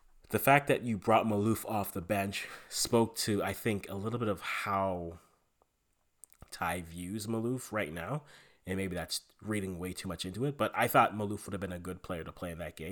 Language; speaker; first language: English; early bilingual, other home language; French